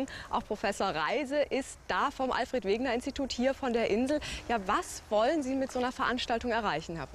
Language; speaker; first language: German; native; German